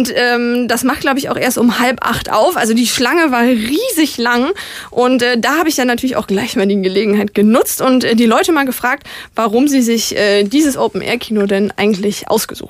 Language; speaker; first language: German; native; German